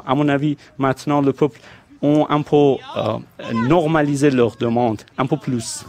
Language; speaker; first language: French; non-native, fluent; Persian